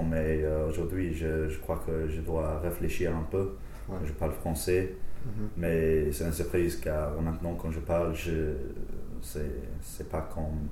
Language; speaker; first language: French; non-native, fluent; English